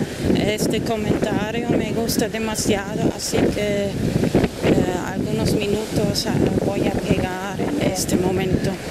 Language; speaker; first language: Spanish; non-native, fluent; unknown